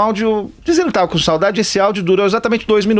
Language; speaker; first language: Portuguese; native; Portuguese